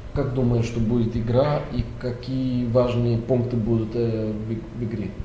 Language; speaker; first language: Russian; non-native, learner; Greek